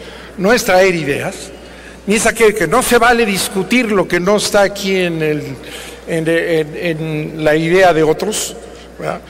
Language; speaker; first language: Spanish; native; Spanish